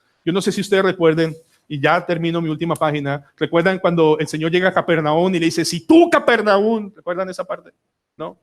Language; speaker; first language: Spanish; native; Spanish